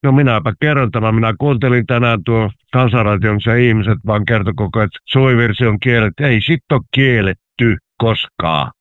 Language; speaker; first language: Finnish; native; Finnish